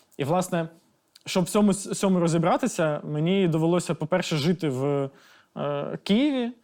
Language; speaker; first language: Ukrainian; non-native, local second language; Russian